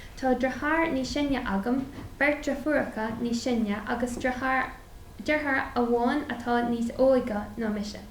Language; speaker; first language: Irish; non-native, local second language; English